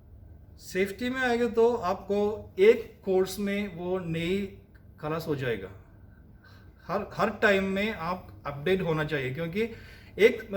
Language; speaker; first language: Hindi; non-native, local second language; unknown